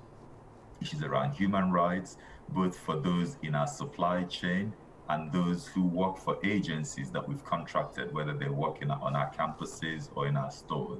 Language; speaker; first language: English; non-native, local second language; Igbo